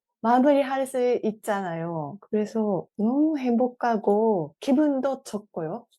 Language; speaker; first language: Korean; non-native, fluent; Japanese